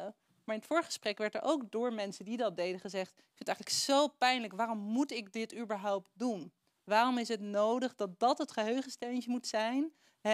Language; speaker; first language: Dutch; native; Dutch